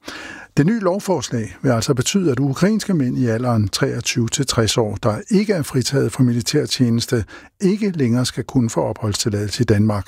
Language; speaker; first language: Danish; native; Danish